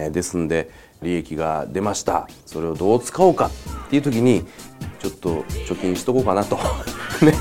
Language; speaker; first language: Japanese; native; Japanese